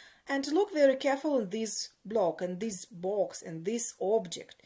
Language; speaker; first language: English; non-native, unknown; Ukrainian